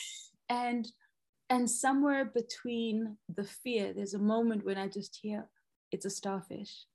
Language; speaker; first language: English; non-native, local second language; Zulu